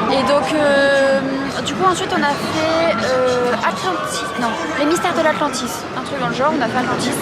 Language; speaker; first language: French; native; French